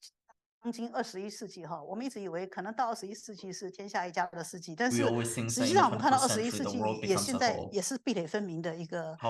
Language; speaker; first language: Chinese; native; Chinese